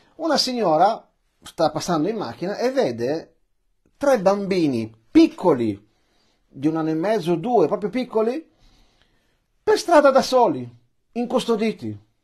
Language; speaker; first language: Italian; early bilingual, other home language; Persian